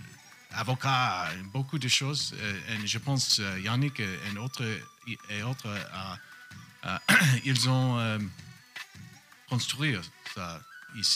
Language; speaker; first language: French; non-native, learner; English